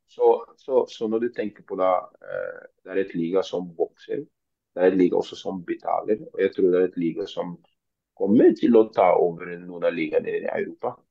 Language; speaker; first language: Norwegian; early bilingual, other home language; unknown